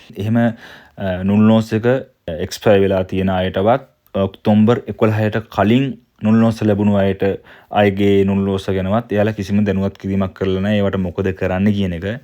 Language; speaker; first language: Sinhala; native; Sinhala